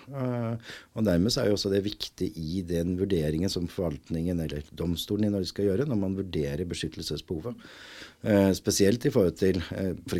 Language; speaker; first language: Norwegian; native; Norwegian